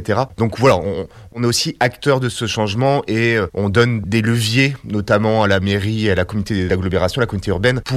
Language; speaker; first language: French; native; French